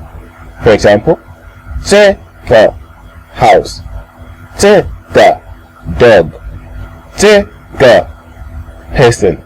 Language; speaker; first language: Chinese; non-native, fluent; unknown